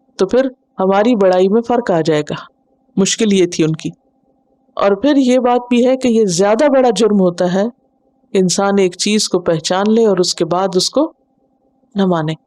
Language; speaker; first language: Urdu; native; Urdu